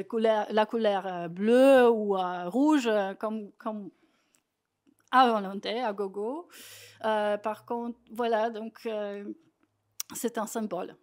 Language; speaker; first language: French; non-native, fluent; Polish